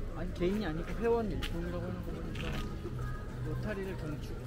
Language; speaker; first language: Korean; native; Korean